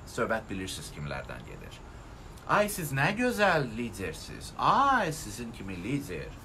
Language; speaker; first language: Azerbaijani; non-native, local second language; Russian